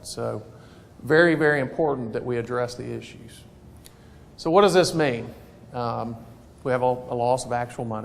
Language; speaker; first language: English; native; English